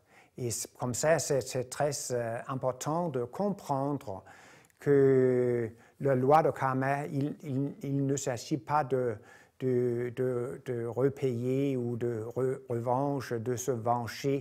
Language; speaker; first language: French; non-native, fluent; Danish